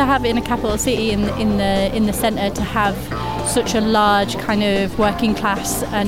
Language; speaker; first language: English; non-native, fluent; French